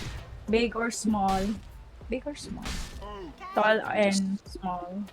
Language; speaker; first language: English; non-native, local second language; Filipino